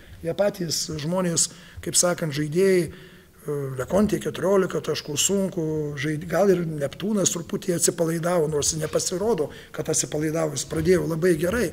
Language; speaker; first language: Lithuanian; native; Lithuanian